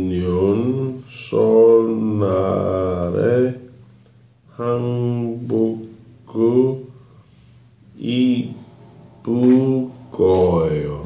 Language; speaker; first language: Korean; non-native, learner; English